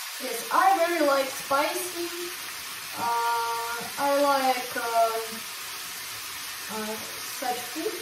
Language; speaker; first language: English; non-native, learner; Russian